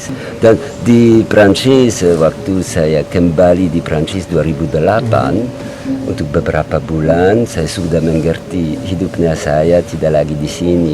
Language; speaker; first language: Indonesian; non-native, learner; French